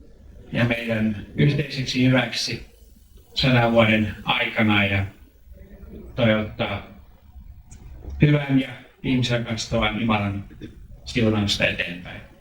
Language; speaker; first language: Finnish; native; Finnish